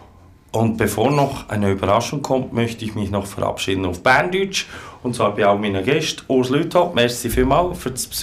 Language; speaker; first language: German; native; German